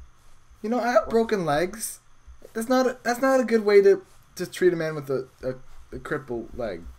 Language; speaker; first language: English; native; English